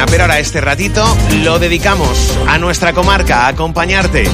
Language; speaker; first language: Spanish; native; Spanish